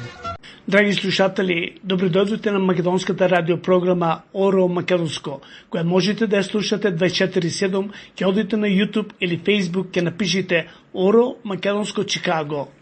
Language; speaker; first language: Macedonian; native; Macedonian